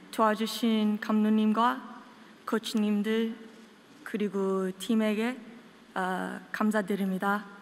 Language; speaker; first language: Korean; early bilingual, heritage; Korean